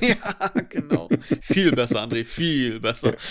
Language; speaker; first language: German; native; German